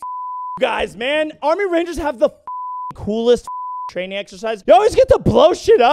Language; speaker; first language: English; native; English